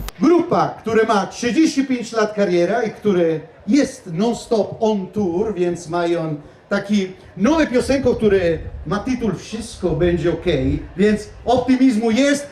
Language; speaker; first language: Polish; non-native, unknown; Italian